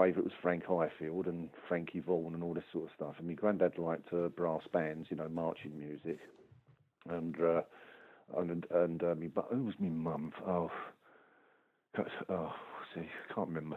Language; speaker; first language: English; native; English